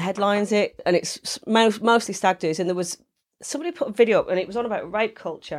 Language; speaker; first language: English; native; English